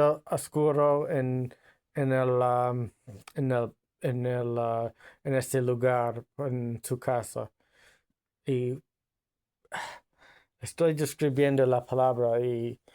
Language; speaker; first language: Spanish; non-native, learner; English